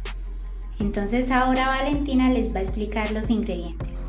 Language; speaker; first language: Spanish; native; Spanish